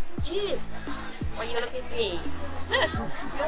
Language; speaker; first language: English; non-native, learner; Vietnamese